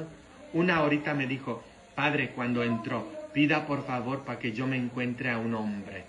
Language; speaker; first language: Spanish; non-native, fluent; Polish